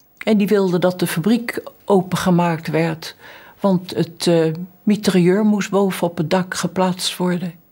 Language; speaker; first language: Dutch; native; Dutch